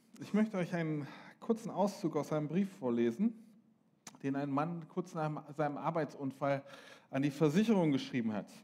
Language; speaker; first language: German; native; German